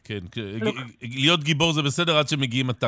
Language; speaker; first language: Hebrew; native; Hebrew